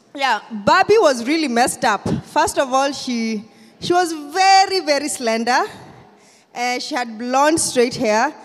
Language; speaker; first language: English; non-native, local second language; Kikuyu